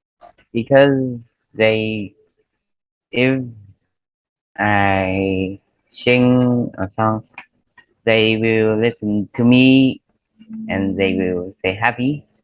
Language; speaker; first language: English; non-native, learner; Vietnamese